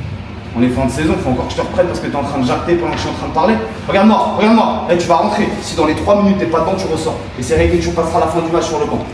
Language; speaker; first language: French; native; French